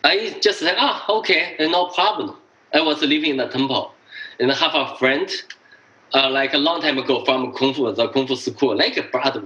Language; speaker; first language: English; non-native, learner; Chinese